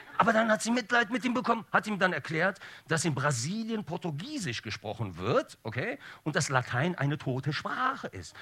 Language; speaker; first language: German; early bilingual, other home language; Turkish